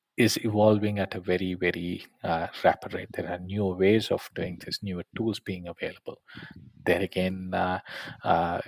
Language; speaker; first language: English; non-native, local second language; Tamil